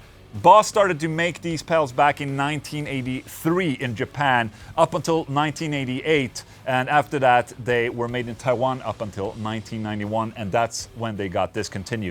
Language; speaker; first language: English; non-native, fluent; Swedish